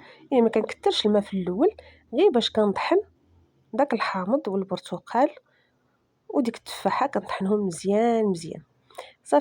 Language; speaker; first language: Arabic; native; Arabic